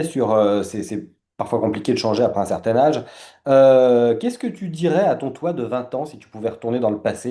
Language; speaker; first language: French; native; French